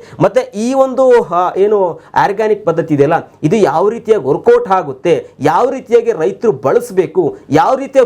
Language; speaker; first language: Kannada; native; Kannada